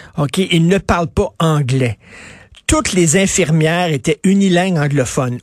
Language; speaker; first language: French; native; French